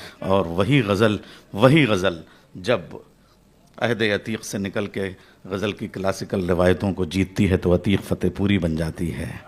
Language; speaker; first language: Urdu; native; Urdu